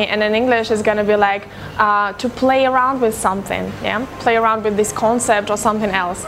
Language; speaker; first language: English; non-native, fluent; Russian